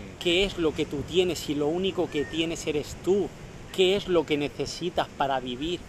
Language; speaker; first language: Spanish; native; Spanish